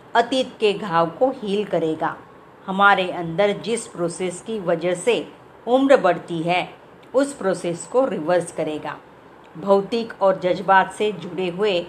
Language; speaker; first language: Hindi; non-native, local second language; Marathi